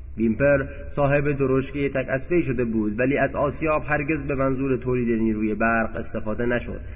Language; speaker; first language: Persian; native; Persian